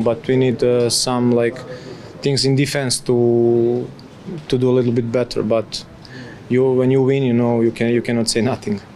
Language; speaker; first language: English; non-native, fluent; Polish